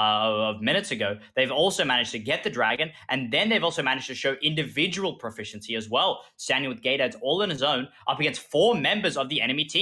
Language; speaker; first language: English; native; English